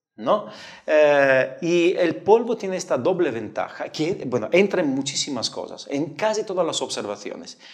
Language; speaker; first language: Spanish; non-native, fluent; Italian